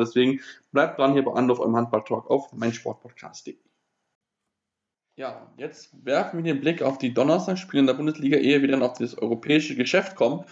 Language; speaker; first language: German; native; German